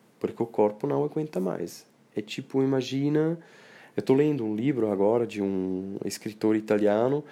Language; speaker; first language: Portuguese; non-native, fluent; Swiss German